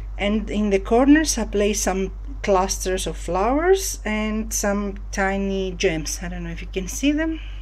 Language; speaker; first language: English; non-native, fluent; Greek